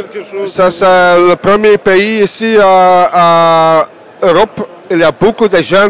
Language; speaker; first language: French; non-native, learner; Polish